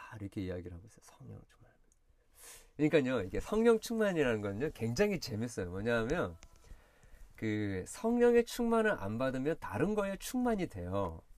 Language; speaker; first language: Korean; early bilingual, heritage; Korean